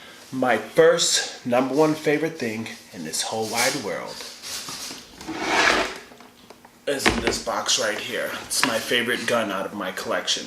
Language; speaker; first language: English; native; English